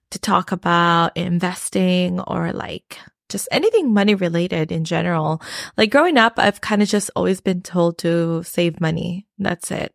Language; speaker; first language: English; non-native, local second language; Filipino